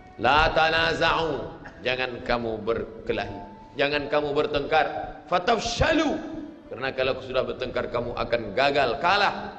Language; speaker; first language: Malay; native; Malay